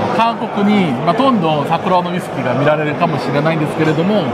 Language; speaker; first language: Japanese; non-native, fluent; Korean